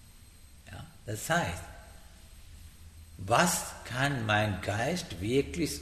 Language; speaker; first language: German; non-native, learner; Sinhala